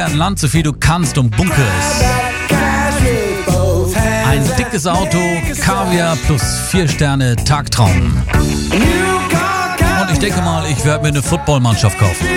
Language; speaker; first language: German; native; German